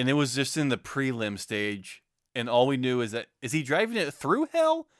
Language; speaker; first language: English; native; English